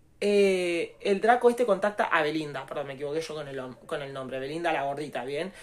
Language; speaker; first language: Spanish; native; Spanish